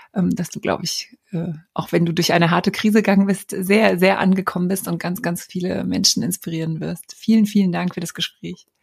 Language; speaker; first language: German; native; German